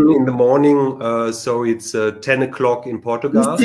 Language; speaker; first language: English; non-native, learner; German